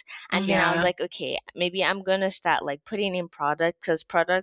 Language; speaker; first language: English; non-native, local second language; Yoruba